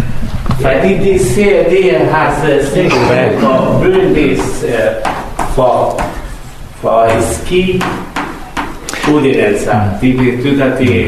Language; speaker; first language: Danish; non-native, learner; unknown